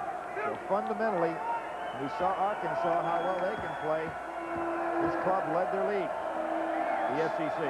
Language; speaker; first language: English; native; English